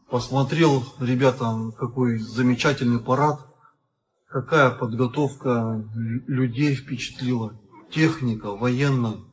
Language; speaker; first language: Russian; native; Russian